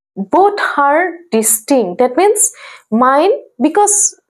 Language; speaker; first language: English; non-native, local second language; Assamese